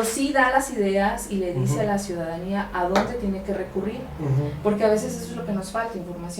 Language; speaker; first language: Spanish; native; Spanish